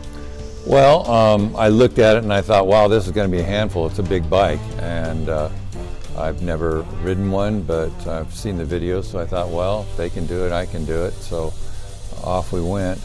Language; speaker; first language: English; native; English